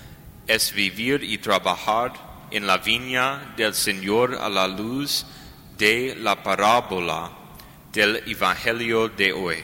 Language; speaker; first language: Spanish; non-native, learner; English